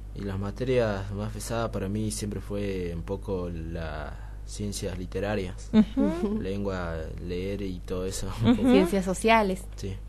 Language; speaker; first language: Spanish; native; Spanish